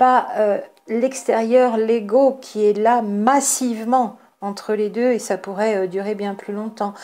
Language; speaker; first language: French; native; French